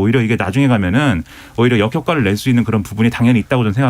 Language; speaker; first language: Korean; native; Korean